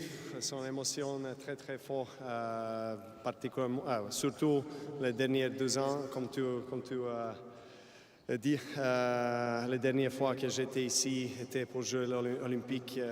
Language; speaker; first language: French; non-native, fluent; Serbian